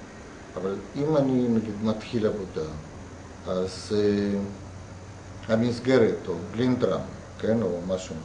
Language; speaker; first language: Hebrew; non-native, fluent; Russian